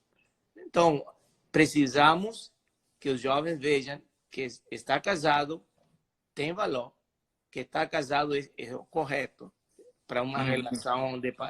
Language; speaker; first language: Portuguese; non-native, fluent; Spanish